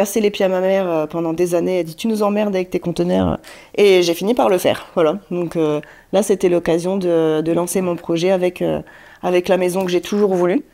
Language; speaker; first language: French; native; French